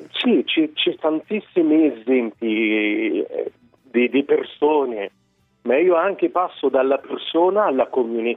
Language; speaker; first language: Italian; non-native, fluent; Arabic